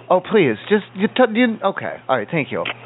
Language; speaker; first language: English; native; English